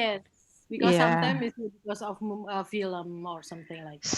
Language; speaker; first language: English; non-native, learner; Indonesian